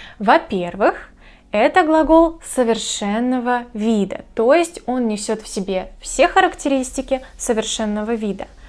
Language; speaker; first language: Russian; native; Russian